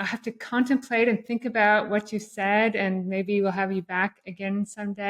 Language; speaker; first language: English; native; English